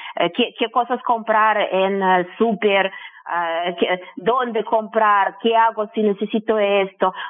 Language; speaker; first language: Spanish; non-native, fluent; Russian